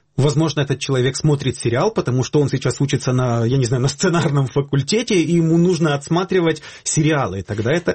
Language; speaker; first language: Russian; native; Russian